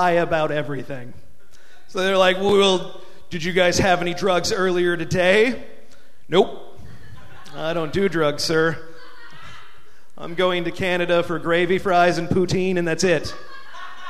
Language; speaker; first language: English; native; English